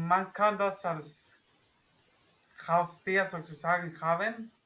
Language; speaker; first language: German; non-native, learner; Spanish